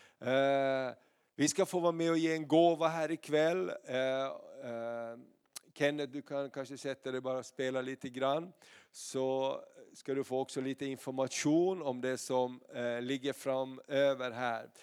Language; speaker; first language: Swedish; native; Swedish